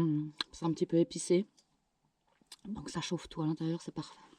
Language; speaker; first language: French; native; French